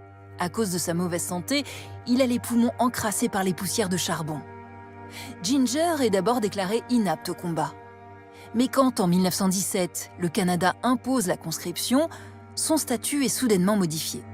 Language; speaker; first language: French; native; French